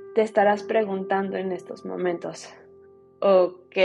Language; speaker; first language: Spanish; early bilingual, heritage; Spanish